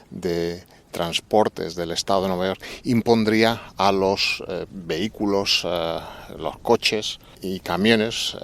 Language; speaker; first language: Spanish; native; Spanish